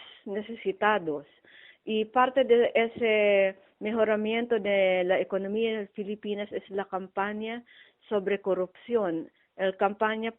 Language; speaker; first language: Spanish; non-native, fluent; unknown